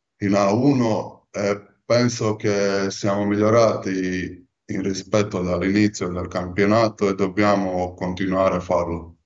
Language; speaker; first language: Italian; non-native, fluent; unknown